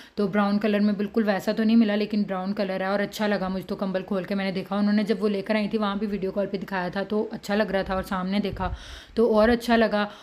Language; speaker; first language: Urdu; native; Urdu